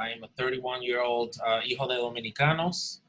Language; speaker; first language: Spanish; early bilingual, heritage; Spanish